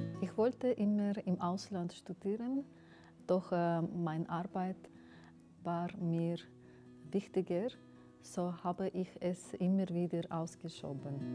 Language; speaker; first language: German; non-native, fluent; Azerbaijani